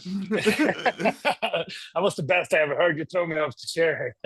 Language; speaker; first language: English; non-native, fluent; Swedish